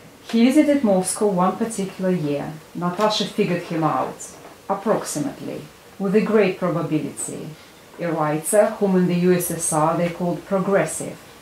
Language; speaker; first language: English; non-native, fluent; Russian